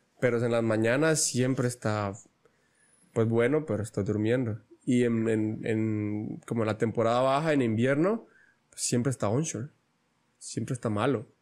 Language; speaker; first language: Spanish; native; Spanish